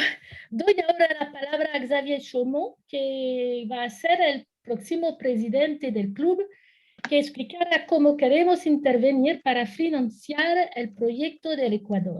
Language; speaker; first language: Spanish; non-native, fluent; French